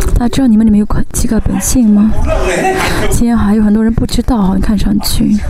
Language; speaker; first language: Chinese; non-native, fluent; Korean